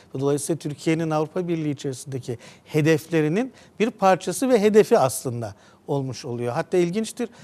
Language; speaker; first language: Turkish; native; Turkish